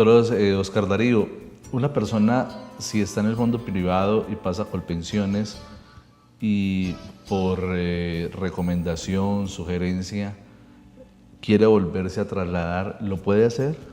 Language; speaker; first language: Spanish; native; Spanish